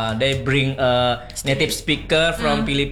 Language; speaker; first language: English; non-native, learner; Indonesian